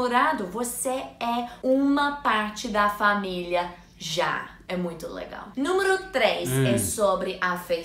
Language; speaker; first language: Portuguese; non-native, learner; English